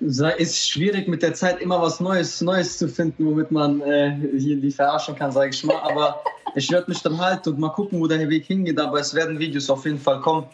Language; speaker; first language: German; early bilingual, other home language; Albanian